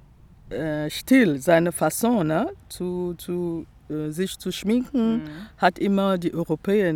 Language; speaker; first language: German; non-native, fluent; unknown